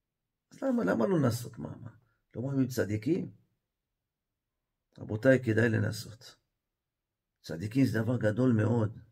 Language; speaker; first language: Hebrew; native; Hebrew